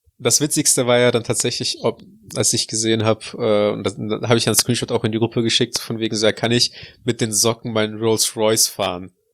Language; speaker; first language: German; early bilingual, other home language; Russian